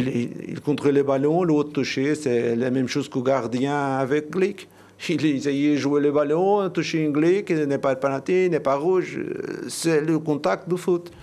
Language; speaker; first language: French; non-native, learner; Portuguese